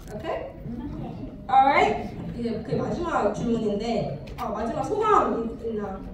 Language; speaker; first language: Korean; early bilingual, heritage; English